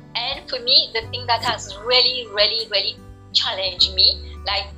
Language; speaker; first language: English; non-native, fluent; French